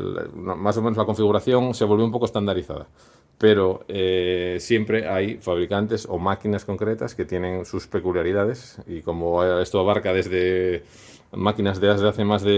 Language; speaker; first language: Spanish; native; Spanish